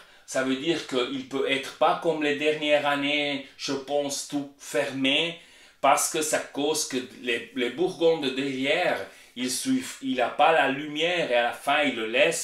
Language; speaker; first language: French; non-native, learner; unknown